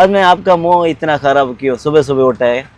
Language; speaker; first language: Hindi; non-native, local second language; Malayalam